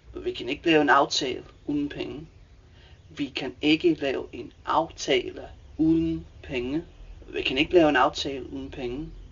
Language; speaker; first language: Danish; native; Danish